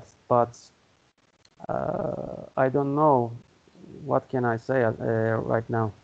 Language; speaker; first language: English; non-native, learner; Turkish